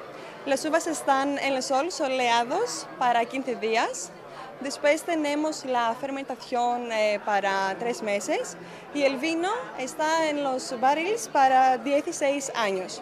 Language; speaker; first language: Spanish; non-native, learner; Greek